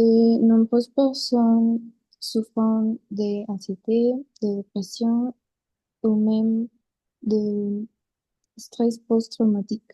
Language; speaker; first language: French; non-native, learner; Spanish